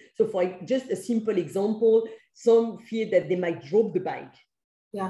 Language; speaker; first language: English; non-native, fluent; French